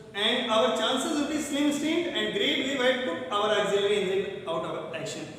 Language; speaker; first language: English; non-native, local second language; Hindi